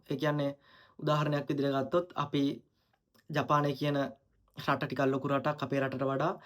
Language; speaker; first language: Sinhala; native; Sinhala